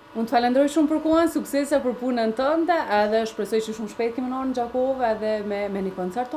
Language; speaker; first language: Albanian; native; Albanian